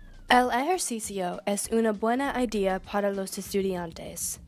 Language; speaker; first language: Spanish; non-native, learner; English